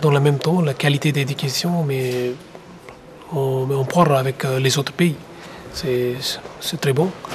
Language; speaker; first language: French; non-native, learner; Tamil